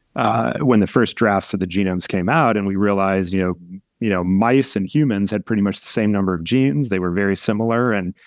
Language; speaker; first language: English; native; English